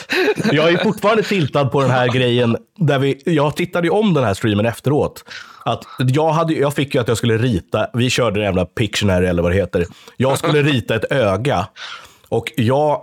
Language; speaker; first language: Swedish; native; Swedish